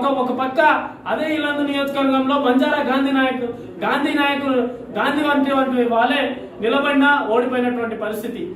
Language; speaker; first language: Telugu; non-native, local second language; Lambadi